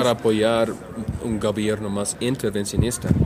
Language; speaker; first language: Spanish; non-native, learner; English